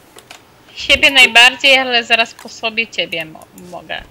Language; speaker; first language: Polish; native; Polish